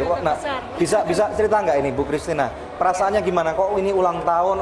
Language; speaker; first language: Indonesian; native; Indonesian